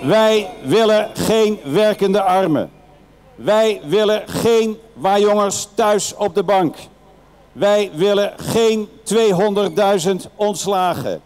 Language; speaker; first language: Dutch; native; Dutch